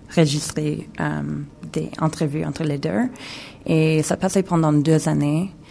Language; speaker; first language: French; non-native, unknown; English